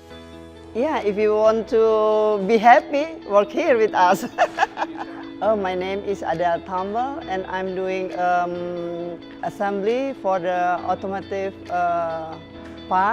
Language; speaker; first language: English; non-native, fluent; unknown